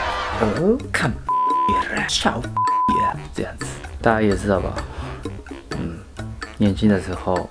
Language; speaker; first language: Chinese; non-native, learner; Japanese